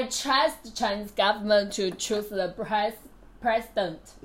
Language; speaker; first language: English; non-native, learner; Chinese